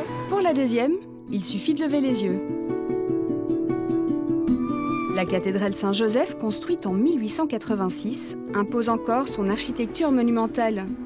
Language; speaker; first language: French; native; French